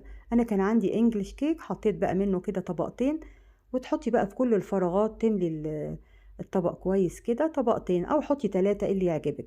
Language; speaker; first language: Arabic; native; Arabic